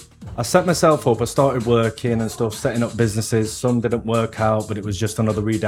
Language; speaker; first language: English; native; English